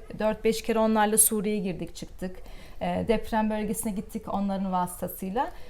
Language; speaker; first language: Turkish; early bilingual, heritage; Turkish